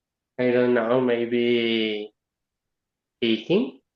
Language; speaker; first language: English; non-native, learner; Spanish